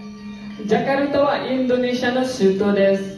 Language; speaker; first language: Japanese; non-native, learner; Indonesian